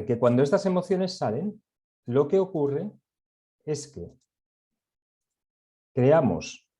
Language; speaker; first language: Spanish; native; Spanish